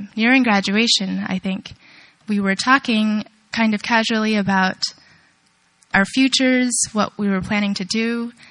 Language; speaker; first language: English; early bilingual, other home language; Chinese